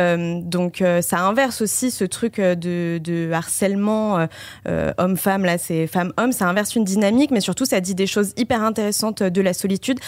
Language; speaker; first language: French; native; French